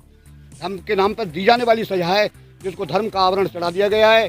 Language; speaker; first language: Hindi; native; Hindi